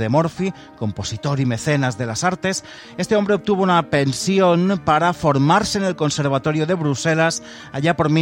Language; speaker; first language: Spanish; native; Spanish